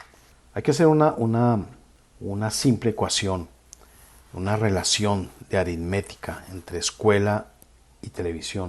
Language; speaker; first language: Spanish; native; Spanish